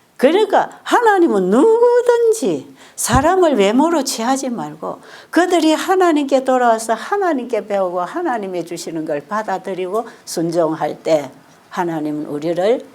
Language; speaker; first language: Korean; native; Korean